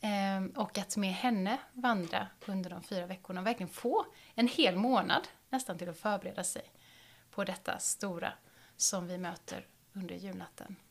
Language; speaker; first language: Swedish; native; Swedish